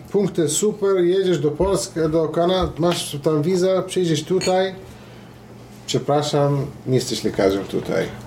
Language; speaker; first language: Polish; non-native, fluent; Arabic